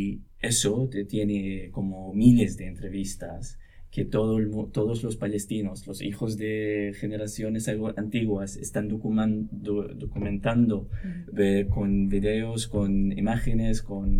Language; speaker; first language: Spanish; non-native, local second language; Arabic